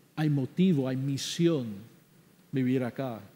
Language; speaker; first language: Spanish; non-native, fluent; English